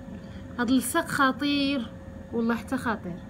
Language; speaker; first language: Arabic; native; Arabic